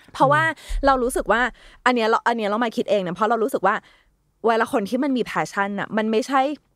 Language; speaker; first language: Thai; native; Thai